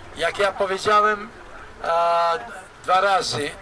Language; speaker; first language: Polish; non-native, learner; Albanian